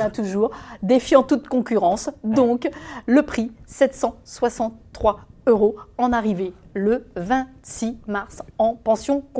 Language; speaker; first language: French; native; French